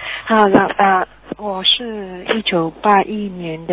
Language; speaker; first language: Chinese; non-native, learner; Cantonese